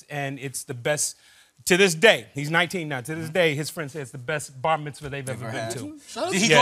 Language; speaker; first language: English; native; English